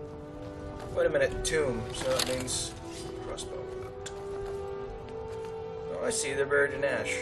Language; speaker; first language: English; native; English